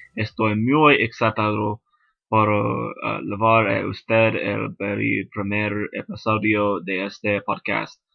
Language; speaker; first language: Spanish; non-native, learner; English